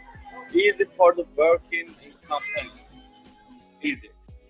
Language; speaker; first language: English; non-native, learner; Turkish